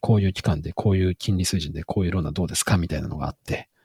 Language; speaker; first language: Japanese; native; Japanese